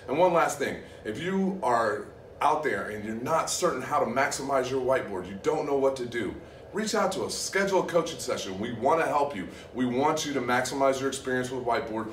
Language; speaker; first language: English; native; English